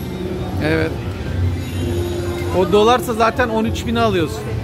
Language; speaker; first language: Turkish; native; Turkish